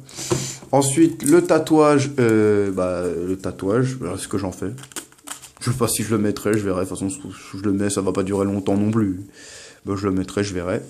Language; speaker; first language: French; native; French